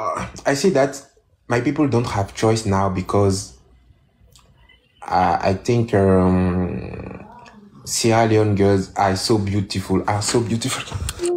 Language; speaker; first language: English; non-native, learner; French